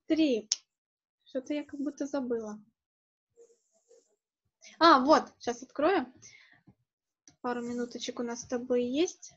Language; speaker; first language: Russian; native; Russian